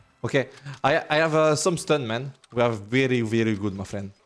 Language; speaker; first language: English; non-native, learner; French